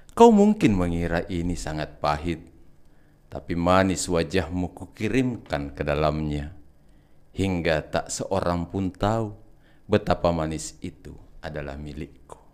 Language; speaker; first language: Indonesian; native; Indonesian